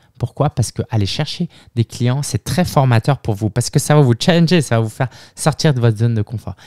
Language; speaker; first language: French; native; French